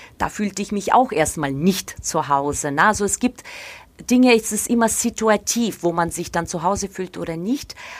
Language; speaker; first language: German; non-native, fluent; Russian